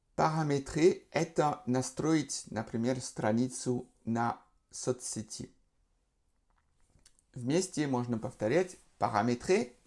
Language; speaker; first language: Russian; non-native, fluent; French